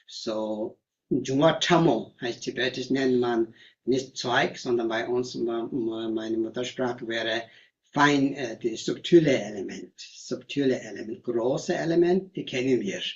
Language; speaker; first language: German; non-native, learner; Tibetan